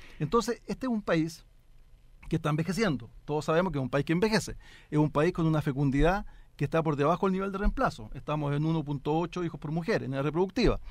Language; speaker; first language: Spanish; native; Spanish